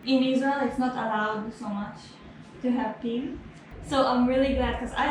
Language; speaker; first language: English; non-native, fluent; Hebrew